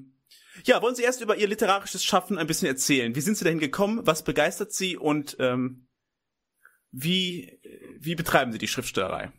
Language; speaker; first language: German; native; German